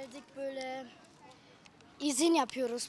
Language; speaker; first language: Turkish; early bilingual, heritage; Turkish